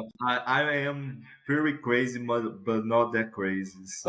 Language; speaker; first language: English; non-native, fluent; Portuguese